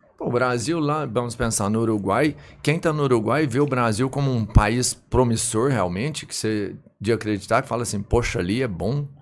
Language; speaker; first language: Portuguese; native; Portuguese